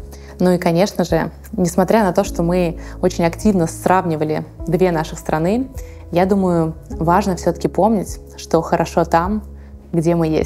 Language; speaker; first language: Russian; native; Russian